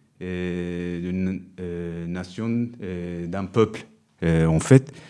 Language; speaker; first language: French; non-native, fluent; Turkish